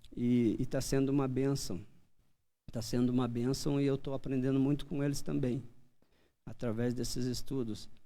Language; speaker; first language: Portuguese; native; Portuguese